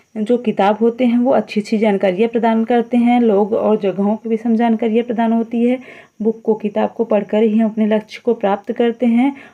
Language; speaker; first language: Hindi; native; Hindi